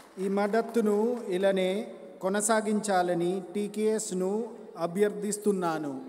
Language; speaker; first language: Telugu; non-native, learner; Malayalam